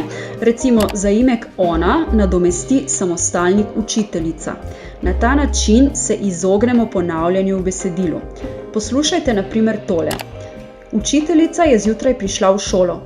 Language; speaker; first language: Slovenian; native; Slovenian